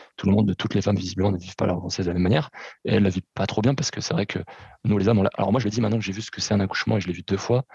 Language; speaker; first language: French; early bilingual, other home language; Portuguese